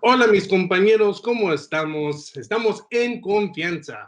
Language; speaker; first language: Spanish; early bilingual, heritage; Spanish